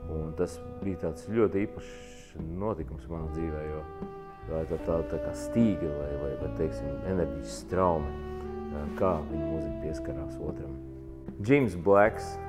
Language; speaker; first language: Latvian; non-native, local second language; Russian